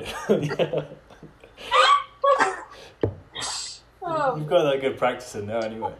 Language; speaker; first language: English; native; English